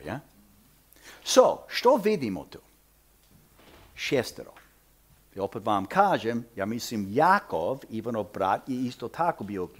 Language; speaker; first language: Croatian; early bilingual, heritage; Croatian